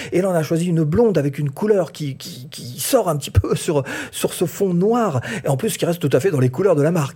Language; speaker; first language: French; native; French